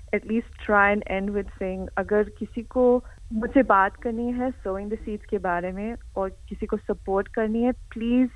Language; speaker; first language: Hindi; early bilingual, heritage; Hindi